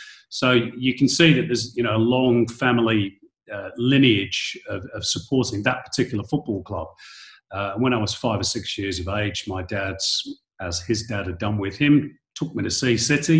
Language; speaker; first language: English; native; English